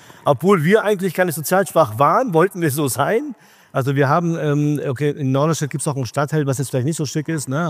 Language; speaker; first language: German; early bilingual, other home language; Urdu